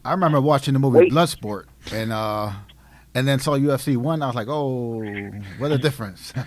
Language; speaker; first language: English; native; English